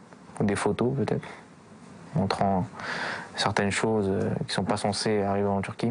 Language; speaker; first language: French; early bilingual, other home language; Kurdish